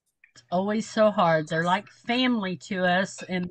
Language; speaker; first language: English; native; English